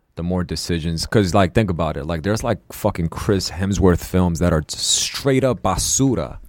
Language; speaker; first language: English; early bilingual, other home language; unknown